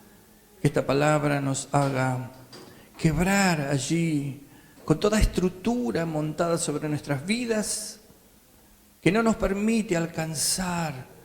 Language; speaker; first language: Spanish; native; Spanish